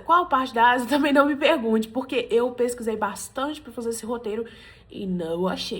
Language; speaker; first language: Portuguese; native; Portuguese